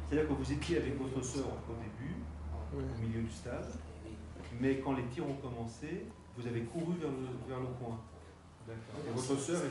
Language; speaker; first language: French; native; French